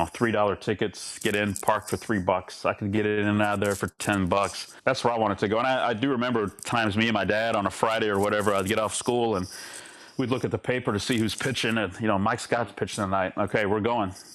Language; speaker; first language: English; native; English